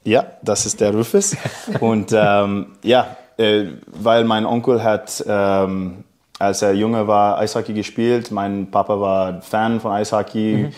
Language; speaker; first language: German; non-native, fluent; English